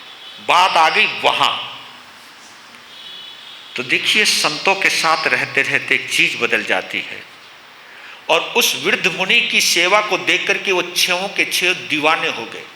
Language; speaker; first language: Hindi; native; Hindi